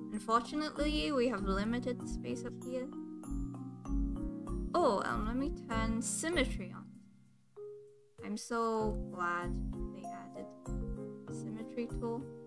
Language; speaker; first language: English; non-native, local second language; Cantonese